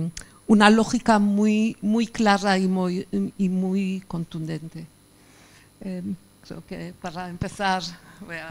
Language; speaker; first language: Spanish; non-native, fluent; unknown